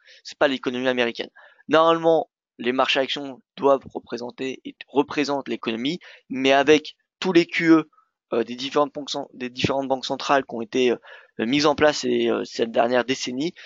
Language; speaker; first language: French; native; French